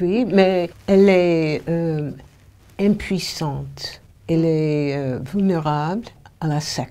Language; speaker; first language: French; non-native, fluent; English